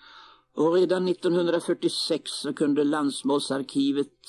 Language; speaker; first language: Swedish; native; Swedish